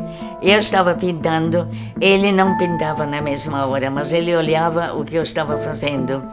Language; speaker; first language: Portuguese; early bilingual, other home language; German